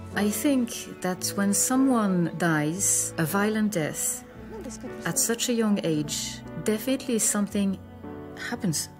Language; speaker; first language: English; non-native, fluent; French